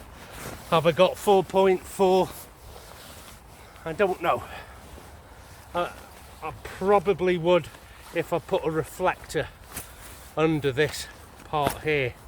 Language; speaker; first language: English; native; English